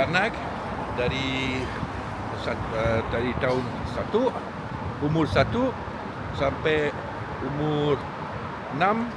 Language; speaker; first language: Indonesian; non-native, learner; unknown